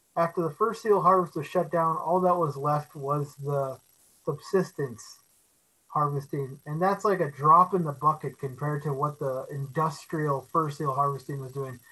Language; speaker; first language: English; native; English